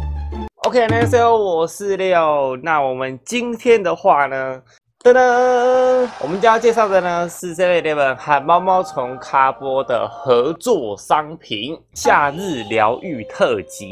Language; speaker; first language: Chinese; native; Chinese